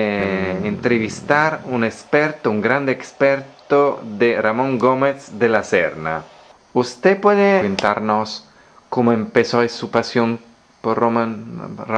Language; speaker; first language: Spanish; non-native, learner; Italian